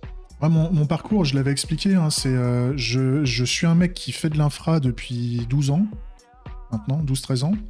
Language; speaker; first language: French; native; French